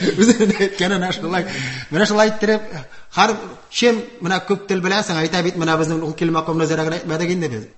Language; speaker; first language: Tatar; non-native, local second language; Udmurt